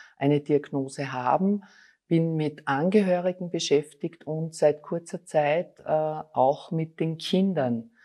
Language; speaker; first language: German; native; German